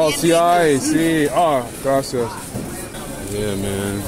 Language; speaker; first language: Spanish; non-native, learner; English